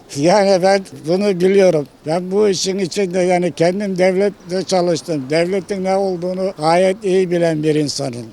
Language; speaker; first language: Turkish; native; Turkish